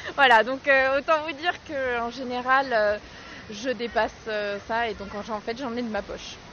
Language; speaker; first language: French; native; French